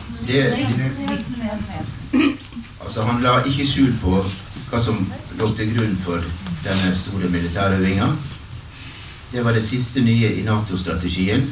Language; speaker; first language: Norwegian; native; Norwegian